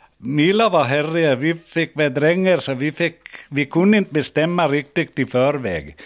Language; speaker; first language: Swedish; native; Swedish